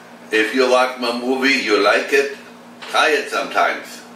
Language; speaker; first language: English; non-native, fluent; German